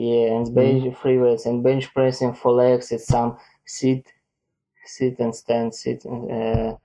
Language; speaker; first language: English; non-native, learner; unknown